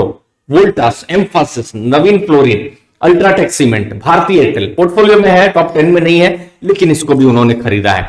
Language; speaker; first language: Hindi; native; Hindi